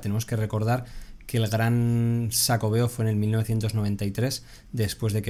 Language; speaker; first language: Spanish; native; Spanish